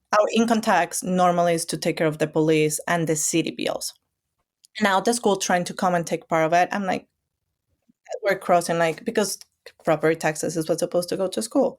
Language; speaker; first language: English; non-native, fluent; Spanish